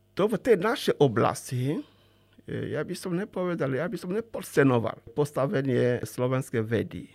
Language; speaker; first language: Slovak; non-native, fluent; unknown